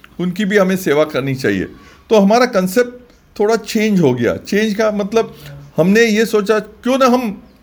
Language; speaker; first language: Hindi; non-native, local second language; Marathi